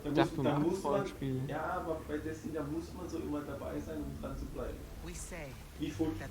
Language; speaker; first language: German; native; German